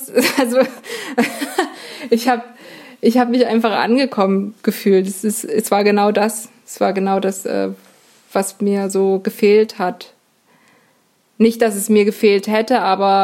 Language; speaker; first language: German; native; German